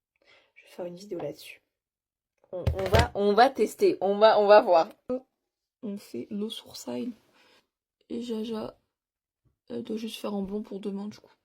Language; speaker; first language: French; native; French